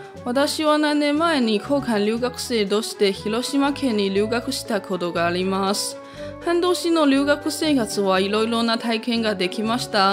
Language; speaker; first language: Japanese; non-native, learner; Chinese